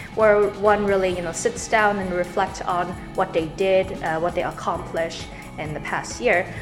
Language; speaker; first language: English; native; English